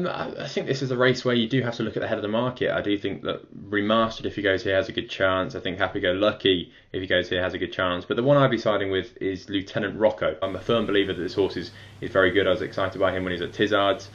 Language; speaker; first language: English; native; English